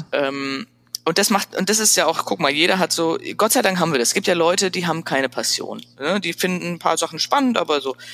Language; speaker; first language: German; native; German